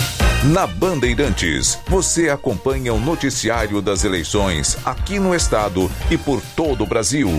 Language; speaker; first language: Portuguese; native; Portuguese